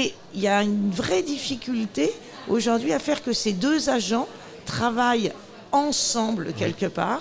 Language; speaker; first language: French; native; French